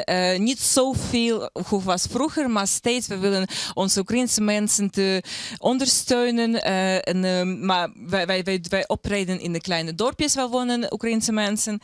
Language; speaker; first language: Dutch; non-native, learner; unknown